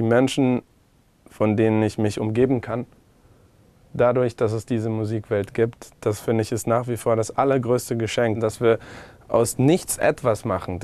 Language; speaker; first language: German; non-native, fluent; Spanish